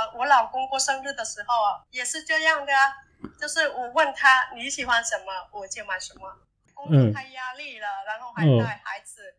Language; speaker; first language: Chinese; non-native, fluent; Vietnamese